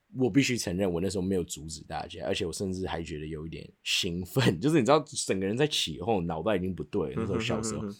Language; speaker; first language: Chinese; non-native, local second language; English